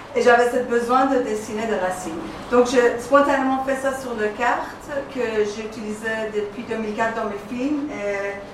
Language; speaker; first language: French; non-native, fluent; Persian